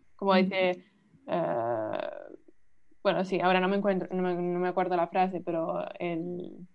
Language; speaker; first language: Spanish; non-native, fluent; English